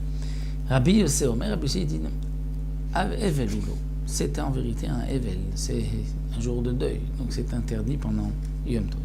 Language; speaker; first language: French; native; French